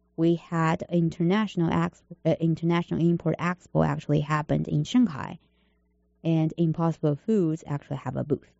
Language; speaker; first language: English; non-native, learner; Chinese